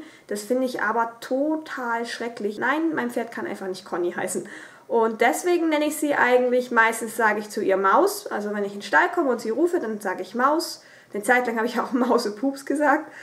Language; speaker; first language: German; native; German